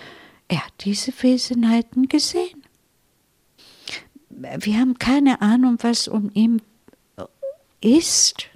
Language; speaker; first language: German; non-native, fluent; Italian